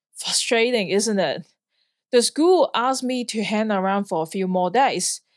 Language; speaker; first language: English; non-native, local second language; Cantonese